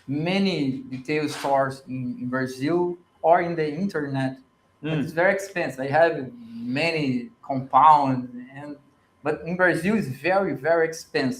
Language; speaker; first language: English; non-native, learner; Portuguese